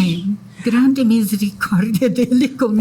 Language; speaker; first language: Portuguese; non-native, fluent; Indonesian